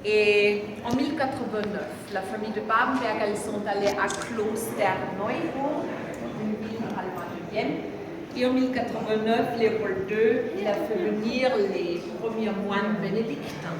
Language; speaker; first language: French; non-native, fluent; German